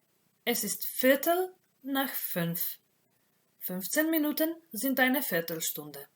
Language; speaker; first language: German; non-native, fluent; Macedonian